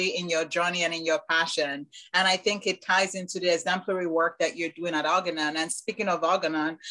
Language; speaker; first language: English; non-native, local second language; Igbo